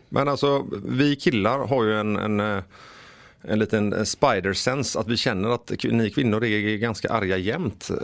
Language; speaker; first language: Swedish; native; Swedish